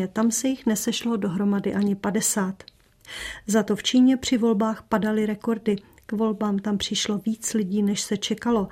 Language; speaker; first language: Czech; native; Czech